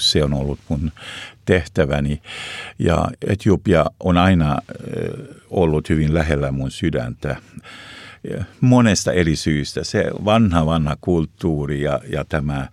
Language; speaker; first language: Finnish; non-native, local second language; Swedish